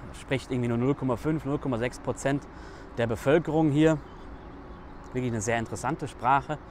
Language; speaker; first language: German; native; German